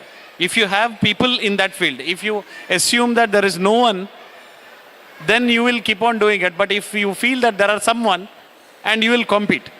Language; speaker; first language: English; non-native, local second language; Kannada